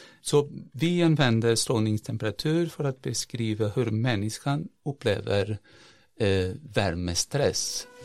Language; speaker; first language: Swedish; non-native, fluent; Portuguese